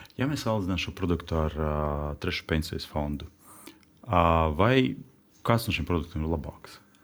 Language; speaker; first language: Latvian; non-native, local second language; Russian